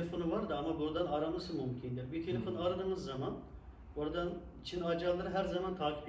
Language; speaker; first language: Turkish; non-native, learner; Uyghur